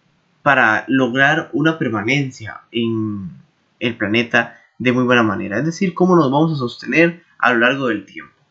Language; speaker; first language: Spanish; native; Spanish